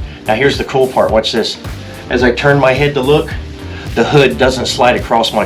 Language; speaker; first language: English; native; English